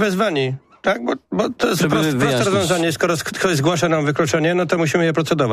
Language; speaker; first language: Polish; native; Polish